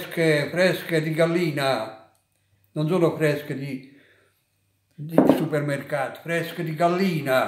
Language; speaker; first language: Italian; native; Italian